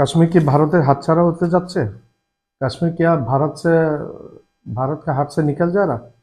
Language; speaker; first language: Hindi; non-native, learner; Bangla